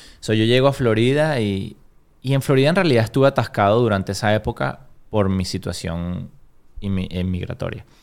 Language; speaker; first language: Spanish; native; Spanish